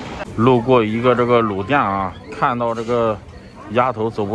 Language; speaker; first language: Chinese; native; Chinese